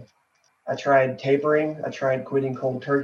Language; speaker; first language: English; native; English